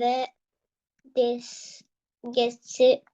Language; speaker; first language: French; non-native, learner; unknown